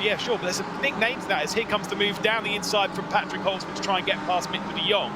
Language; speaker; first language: English; native; English